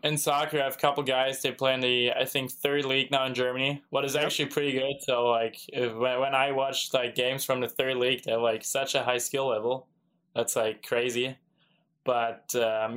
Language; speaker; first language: English; non-native, fluent; German